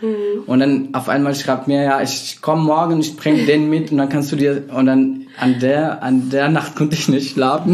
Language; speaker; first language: German; non-native, fluent; Arabic